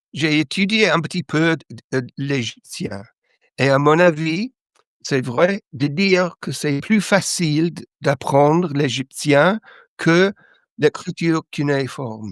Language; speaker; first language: French; non-native, learner; English